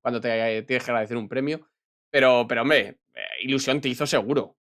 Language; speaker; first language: Spanish; native; Spanish